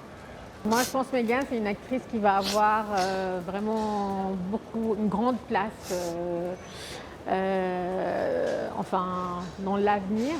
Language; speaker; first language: French; non-native, fluent; Arabic